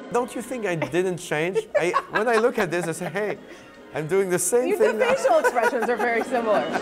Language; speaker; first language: English; native; English